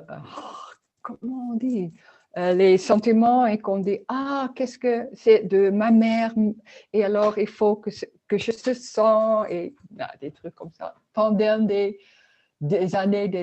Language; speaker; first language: French; non-native, learner; Dutch